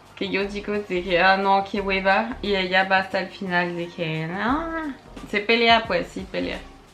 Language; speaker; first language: Spanish; non-native, fluent; French